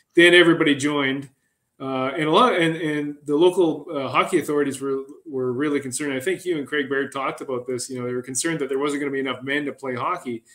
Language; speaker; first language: English; native; English